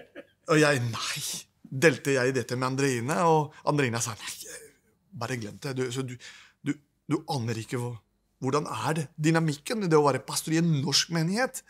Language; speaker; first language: Norwegian; non-native, fluent; Spanish